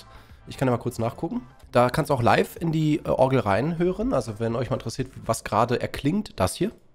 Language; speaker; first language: German; native; German